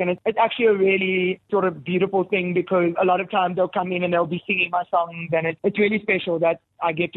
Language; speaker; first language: English; native; English